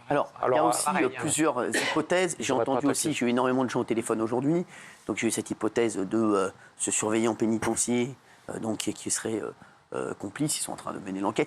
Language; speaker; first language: French; native; French